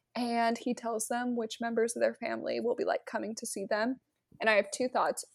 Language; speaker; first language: English; native; English